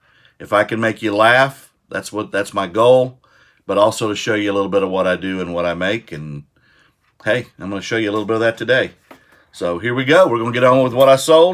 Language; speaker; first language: English; native; English